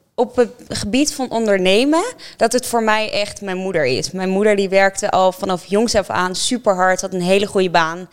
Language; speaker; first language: Dutch; native; Dutch